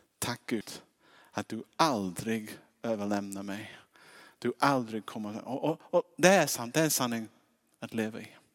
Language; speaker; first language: Swedish; non-native, fluent; English